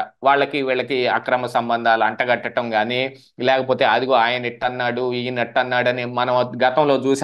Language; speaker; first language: Telugu; native; Telugu